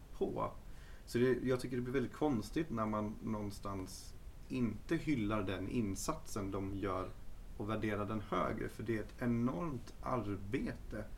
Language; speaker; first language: Swedish; native; Swedish